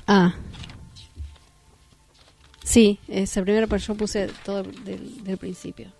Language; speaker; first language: Spanish; native; Spanish